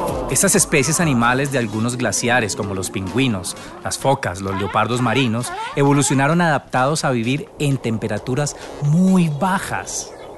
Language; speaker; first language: Spanish; native; Spanish